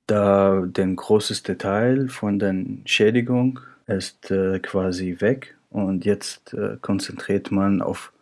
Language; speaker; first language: German; non-native, fluent; Arabic